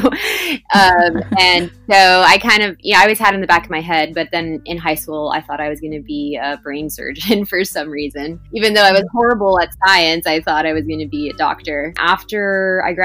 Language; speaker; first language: English; native; English